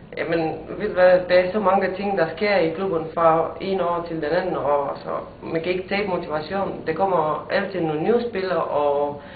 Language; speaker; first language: Danish; non-native, fluent; Romanian